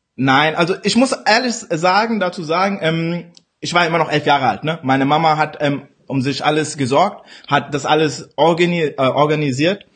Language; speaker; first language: German; early bilingual, other home language; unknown